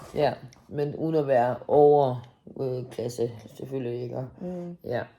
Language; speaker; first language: Danish; native; Danish